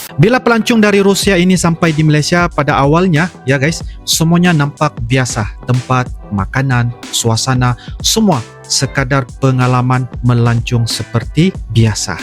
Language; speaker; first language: Malay; native; Malay